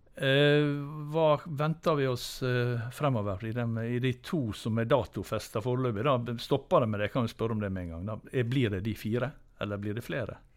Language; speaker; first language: Norwegian; native; Norwegian